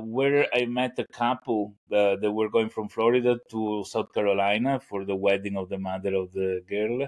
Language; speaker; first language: English; non-native, fluent; Italian